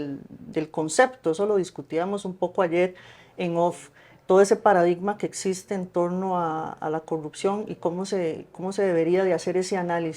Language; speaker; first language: Spanish; native; Spanish